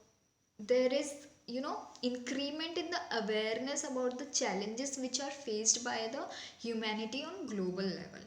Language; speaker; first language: English; non-native, local second language; Hindi